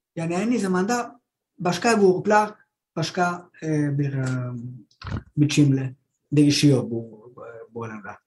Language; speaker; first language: Turkish; non-native, learner; Greek